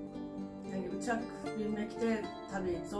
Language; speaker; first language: Turkish; non-native, fluent; Japanese